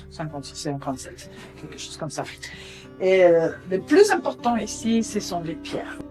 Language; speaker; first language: French; non-native, fluent; German